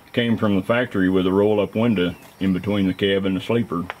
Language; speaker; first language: English; native; English